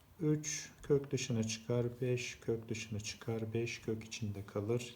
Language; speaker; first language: Turkish; native; Turkish